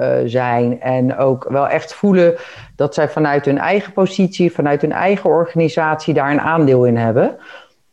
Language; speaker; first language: Dutch; native; Dutch